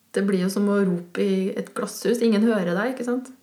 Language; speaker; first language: Norwegian; non-native, fluent; Swiss German